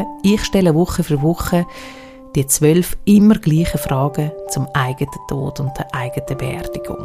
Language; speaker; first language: German; native; German